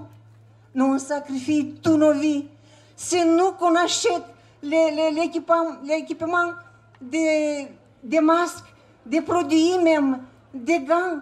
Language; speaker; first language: French; non-native, learner; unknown